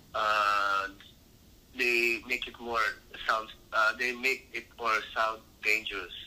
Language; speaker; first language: English; non-native, local second language; Filipino